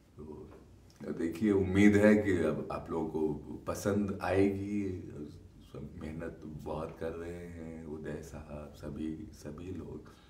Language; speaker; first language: Hindi; native; Hindi